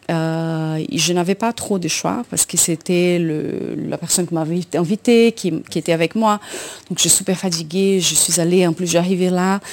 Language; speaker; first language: French; non-native, fluent; Portuguese